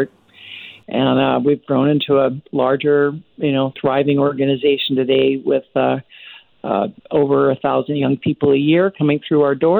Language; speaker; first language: English; native; English